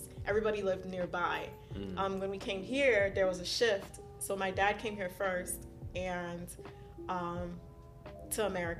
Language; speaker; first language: English; early bilingual, other home language; Haitian Creole